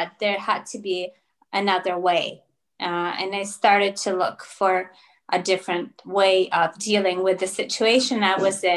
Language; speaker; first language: English; non-native, fluent; Russian